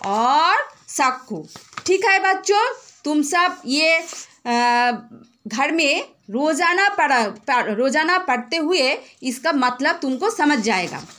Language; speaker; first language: Hindi; non-native, local second language; Bangla